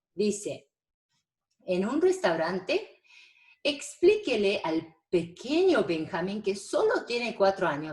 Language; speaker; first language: Spanish; non-native, fluent; Korean